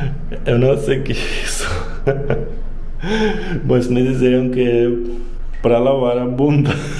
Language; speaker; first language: Portuguese; non-native, learner; Russian